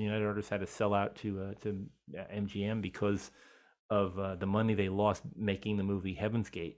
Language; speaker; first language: English; native; English